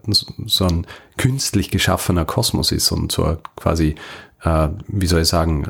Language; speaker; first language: German; native; German